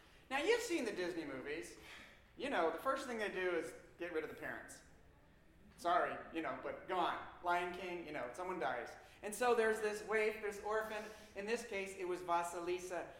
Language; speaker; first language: English; native; English